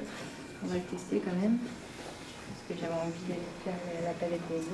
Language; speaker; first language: French; native; French